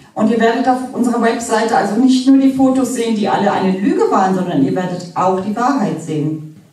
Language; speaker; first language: German; native; German